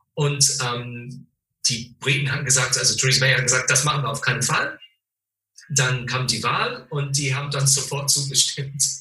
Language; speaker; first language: German; non-native, fluent; English